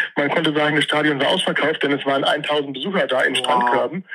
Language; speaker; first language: German; native; German